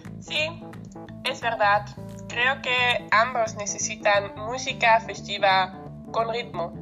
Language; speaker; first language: Spanish; non-native, learner; German